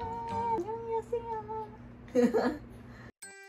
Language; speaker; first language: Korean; non-native, learner; Cebuano